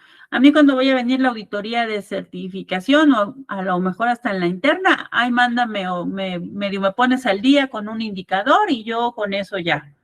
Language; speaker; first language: Spanish; native; Spanish